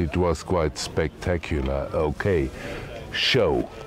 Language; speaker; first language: English; non-native, fluent; German